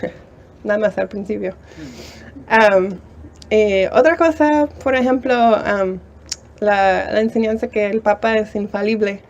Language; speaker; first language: Spanish; non-native, fluent; English